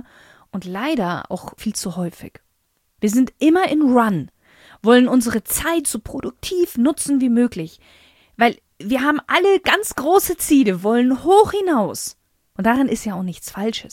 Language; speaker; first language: German; native; German